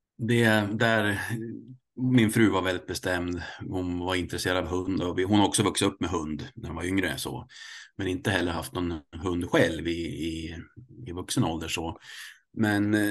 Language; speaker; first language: Swedish; native; Swedish